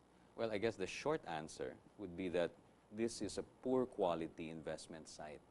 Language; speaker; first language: English; non-native, local second language; Filipino